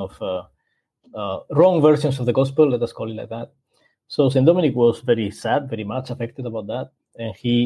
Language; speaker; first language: English; non-native, fluent; Spanish